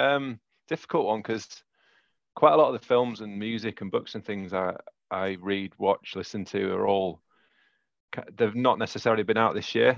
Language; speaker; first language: English; native; English